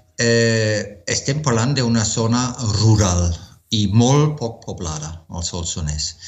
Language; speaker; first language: Catalan; non-native, fluent; German